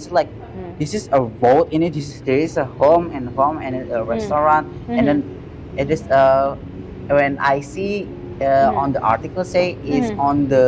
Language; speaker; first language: English; non-native, learner; Indonesian